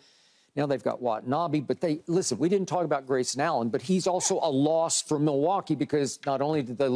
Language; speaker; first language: English; native; English